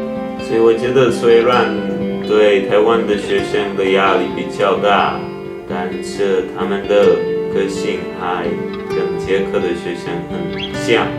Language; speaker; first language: Chinese; non-native, fluent; Czech